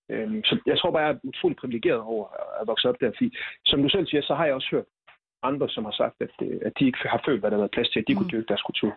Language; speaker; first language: Danish; early bilingual, other home language; Swahili